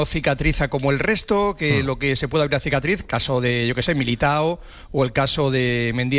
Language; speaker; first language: Spanish; native; Spanish